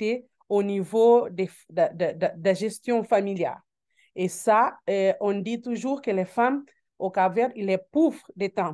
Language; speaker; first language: French; non-native, learner; Portuguese